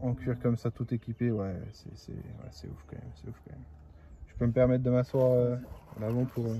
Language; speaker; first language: French; native; French